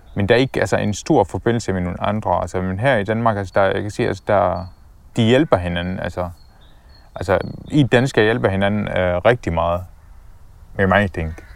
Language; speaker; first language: Danish; non-native, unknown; Arabic